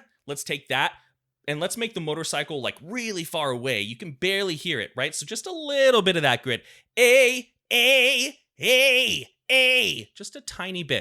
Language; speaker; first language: English; native; English